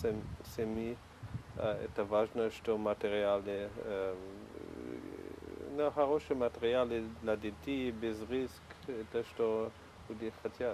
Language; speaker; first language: Russian; non-native, learner; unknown